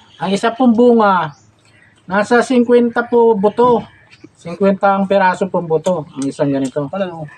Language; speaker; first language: Filipino; native; Filipino